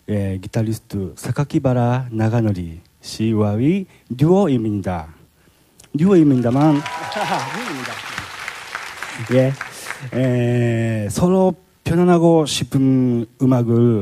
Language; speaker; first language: Korean; non-native, learner; Japanese